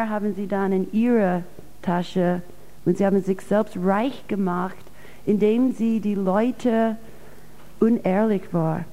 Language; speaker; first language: German; non-native, fluent; English